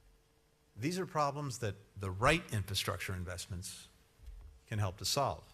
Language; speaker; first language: English; native; English